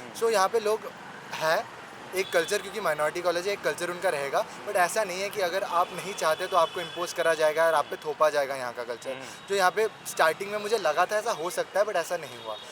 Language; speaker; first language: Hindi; non-native, local second language; Assamese